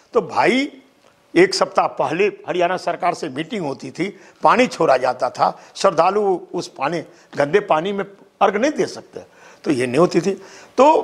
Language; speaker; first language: Hindi; native; Hindi